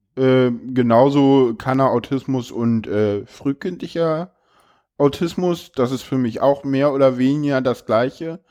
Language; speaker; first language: German; native; German